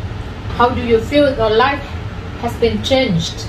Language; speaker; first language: English; non-native, fluent; Vietnamese